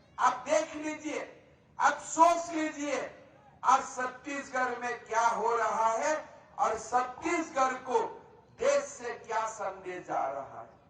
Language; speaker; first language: Hindi; non-native, local second language; Assamese